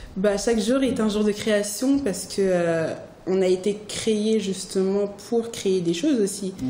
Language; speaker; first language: French; early bilingual, other home language; Haitian Creole